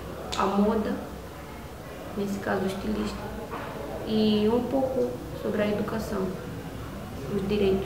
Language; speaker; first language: Portuguese; non-native, local second language; Makhuwa